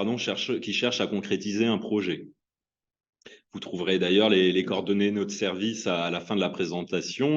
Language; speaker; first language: French; native; French